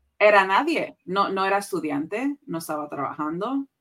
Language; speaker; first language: Spanish; early bilingual, heritage; Spanish